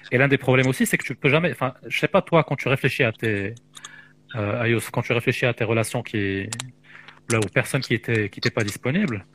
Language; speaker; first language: French; non-native, local second language; Arabic